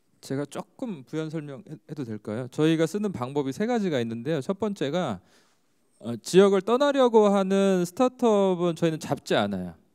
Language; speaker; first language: Korean; native; Korean